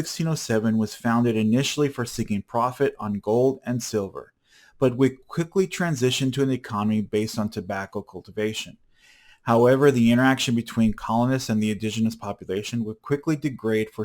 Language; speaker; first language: English; native; English